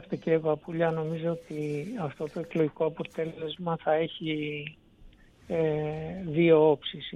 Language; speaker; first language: Greek; native; Greek